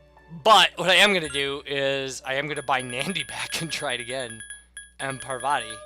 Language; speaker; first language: English; native; English